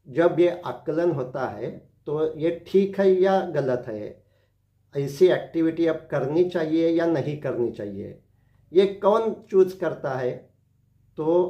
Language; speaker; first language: Hindi; non-native, local second language; Marathi